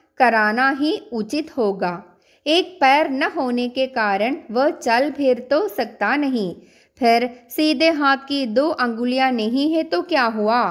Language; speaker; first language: Hindi; non-native, local second language; Malayalam